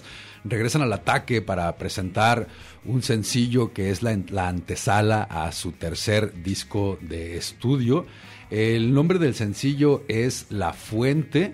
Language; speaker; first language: Spanish; native; Spanish